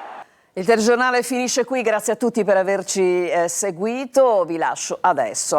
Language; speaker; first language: Italian; native; Italian